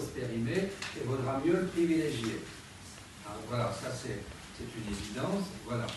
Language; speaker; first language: French; native; French